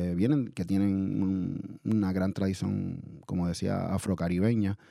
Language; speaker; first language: Spanish; native; Spanish